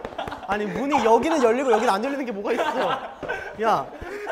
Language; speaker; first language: Korean; native; Korean